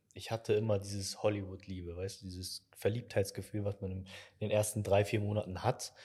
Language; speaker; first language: German; early bilingual, other home language; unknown